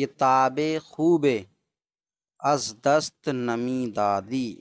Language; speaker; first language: Persian; non-native, fluent; Urdu